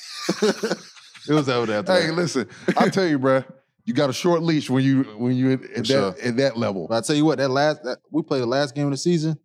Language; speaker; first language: English; native; English